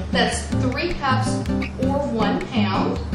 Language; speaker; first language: English; native; English